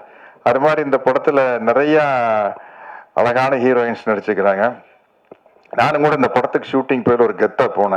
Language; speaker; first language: Tamil; native; Tamil